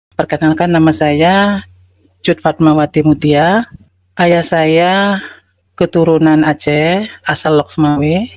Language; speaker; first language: Indonesian; native; Indonesian